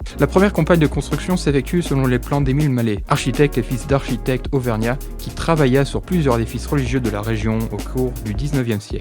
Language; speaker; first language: French; native; French